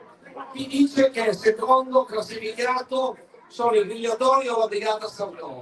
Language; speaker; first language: Italian; native; Italian